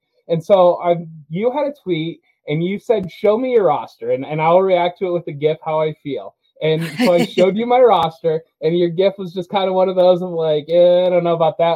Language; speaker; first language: English; native; English